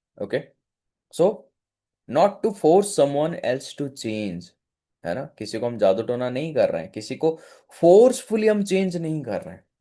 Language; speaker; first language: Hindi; non-native, local second language; Odia